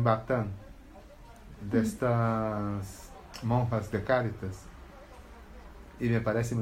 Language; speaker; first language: Spanish; non-native, learner; Portuguese